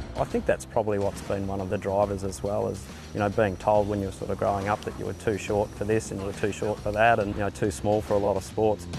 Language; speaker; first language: English; native; English